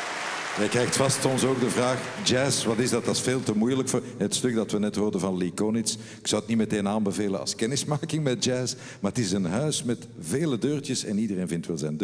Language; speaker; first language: Dutch; native; Dutch